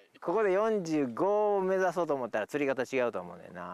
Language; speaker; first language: Japanese; native; Japanese